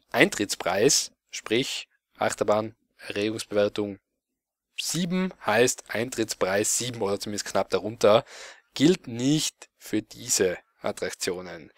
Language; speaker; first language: German; native; German